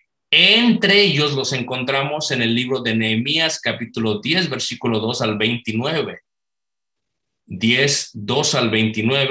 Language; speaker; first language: Spanish; native; Spanish